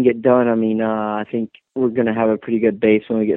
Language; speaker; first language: English; native; English